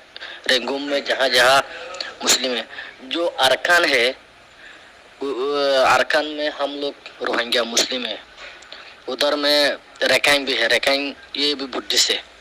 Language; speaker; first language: Hindi; non-native, learner; Rohingya